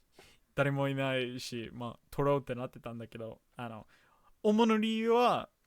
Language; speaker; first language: Japanese; non-native, fluent; English